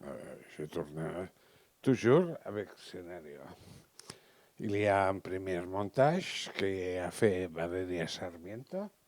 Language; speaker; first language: French; non-native, learner; Catalan